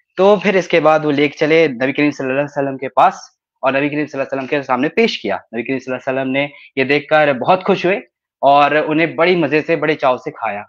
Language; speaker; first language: Hindi; native; Hindi